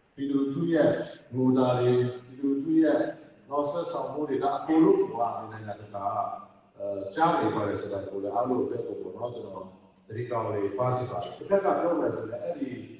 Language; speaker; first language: Burmese; non-native, local second language; Hakha Chin